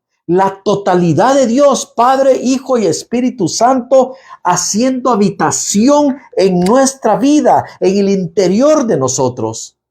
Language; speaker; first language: Spanish; native; Spanish